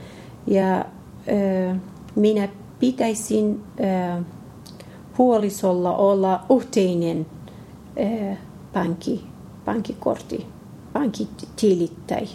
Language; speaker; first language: Finnish; non-native, learner; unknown